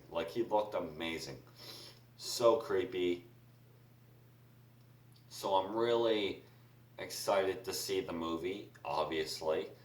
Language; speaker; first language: English; native; English